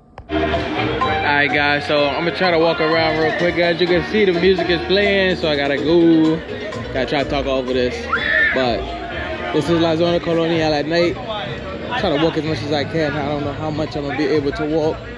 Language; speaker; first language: English; native; English